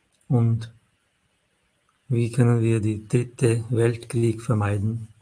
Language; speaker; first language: German; non-native, fluent; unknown